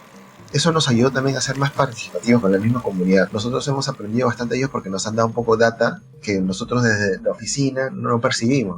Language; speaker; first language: Spanish; native; Spanish